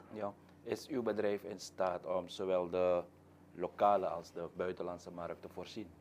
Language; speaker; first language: Dutch; native; Dutch